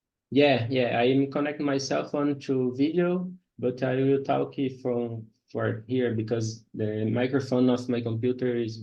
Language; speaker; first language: English; non-native, learner; Portuguese